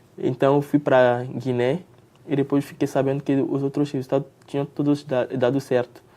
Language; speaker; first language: Portuguese; non-native, fluent; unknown